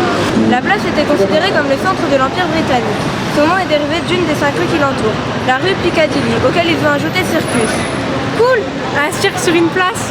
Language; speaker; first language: French; native; French